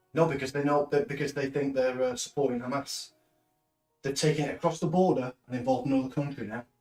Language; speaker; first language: English; native; English